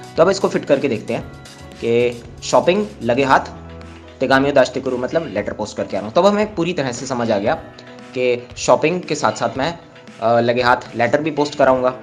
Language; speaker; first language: Hindi; native; Hindi